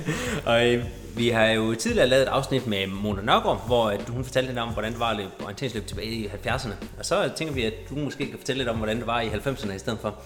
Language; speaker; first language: Danish; native; Danish